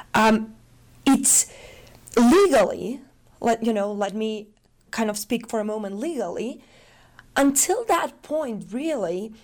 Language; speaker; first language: English; non-native, fluent; Macedonian